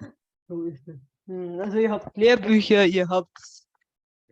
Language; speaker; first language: German; non-native, fluent; Bulgarian